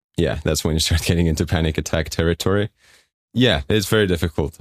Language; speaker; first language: English; non-native, fluent; Estonian